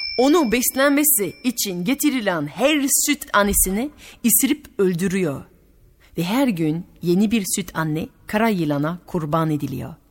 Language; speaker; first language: Turkish; non-native, fluent; French